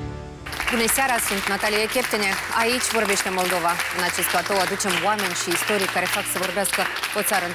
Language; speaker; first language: Romanian; native; Romanian